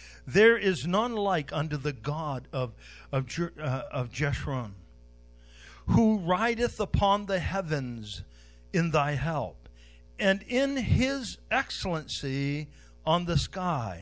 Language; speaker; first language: English; native; English